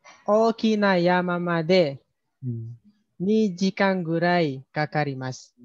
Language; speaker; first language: Japanese; non-native, learner; Indonesian